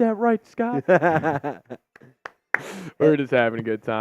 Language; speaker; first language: English; native; English